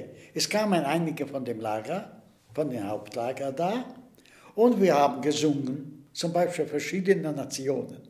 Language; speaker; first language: German; non-native, fluent; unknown